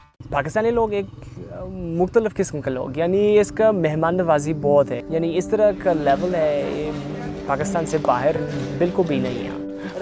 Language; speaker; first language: Urdu; non-native, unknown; English